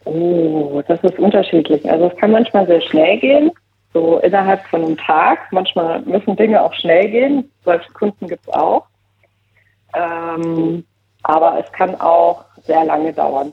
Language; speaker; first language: German; native; German